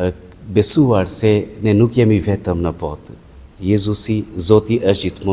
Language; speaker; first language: Albanian; non-native, fluent; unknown